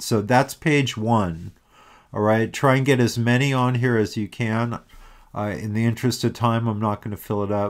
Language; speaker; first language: English; native; English